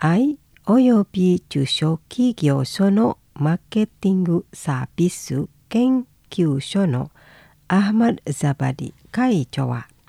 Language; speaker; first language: Japanese; non-native, fluent; Indonesian